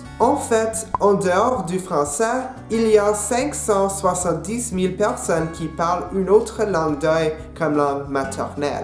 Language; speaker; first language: French; non-native, local second language; English